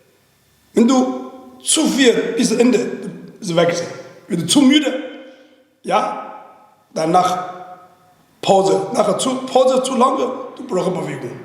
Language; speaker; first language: German; non-native, learner; Chinese